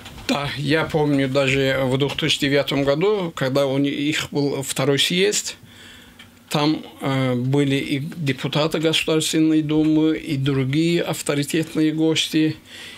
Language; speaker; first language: Russian; non-native, local second language; Azerbaijani